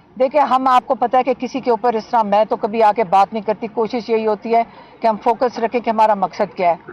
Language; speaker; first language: Urdu; native; Urdu